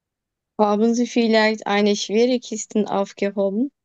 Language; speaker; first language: German; non-native, learner; Turkish